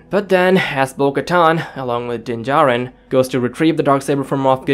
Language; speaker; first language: English; native; English